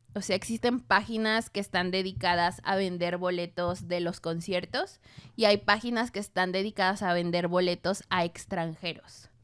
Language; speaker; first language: Spanish; native; Spanish